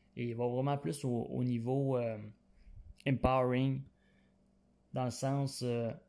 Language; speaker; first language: French; native; French